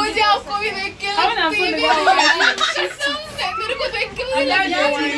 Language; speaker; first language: Hindi; early bilingual, other home language; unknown